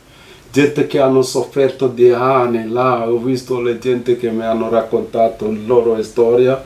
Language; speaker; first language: Italian; non-native, fluent; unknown